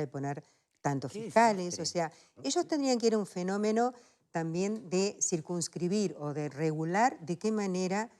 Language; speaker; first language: Spanish; native; Spanish